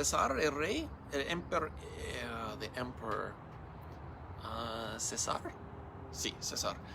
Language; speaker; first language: Spanish; non-native, learner; English